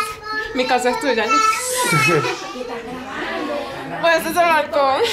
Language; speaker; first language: Spanish; native; Spanish